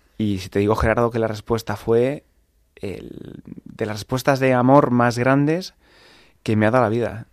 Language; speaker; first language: Spanish; native; Spanish